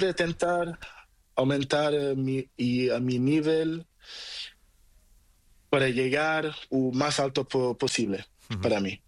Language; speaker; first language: Spanish; non-native, learner; Portuguese